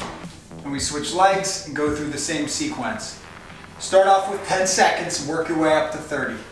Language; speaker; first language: English; native; English